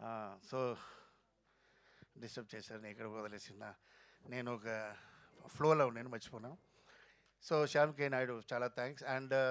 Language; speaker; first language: Telugu; non-native, fluent; Tamil